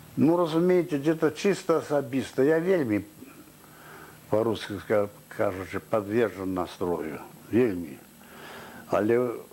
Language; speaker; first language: Belarusian; native; Belarusian